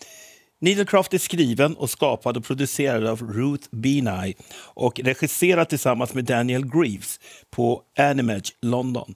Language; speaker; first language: Swedish; native; Swedish